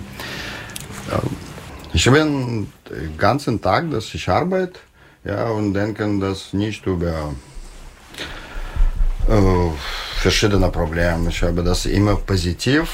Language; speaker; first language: German; non-native, learner; Russian